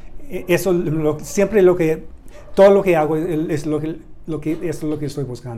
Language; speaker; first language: Spanish; non-native, learner; English